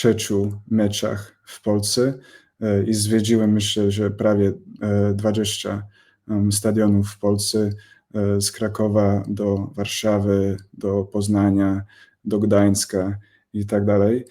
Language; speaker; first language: Polish; non-native, fluent; English